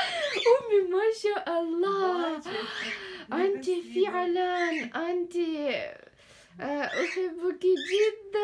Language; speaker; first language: Arabic; non-native, fluent; Ukrainian